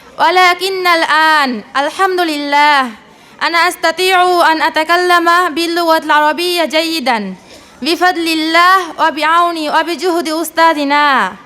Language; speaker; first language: Arabic; non-native, learner; Bangla